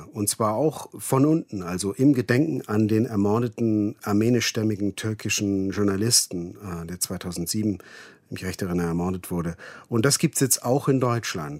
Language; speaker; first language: German; native; German